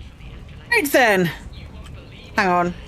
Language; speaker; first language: English; native; English